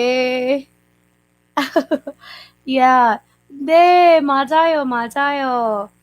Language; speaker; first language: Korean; non-native, learner; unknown